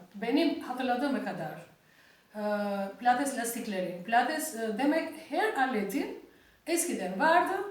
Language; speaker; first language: Turkish; non-native, learner; Albanian